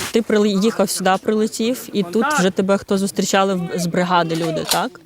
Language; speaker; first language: Ukrainian; native; Ukrainian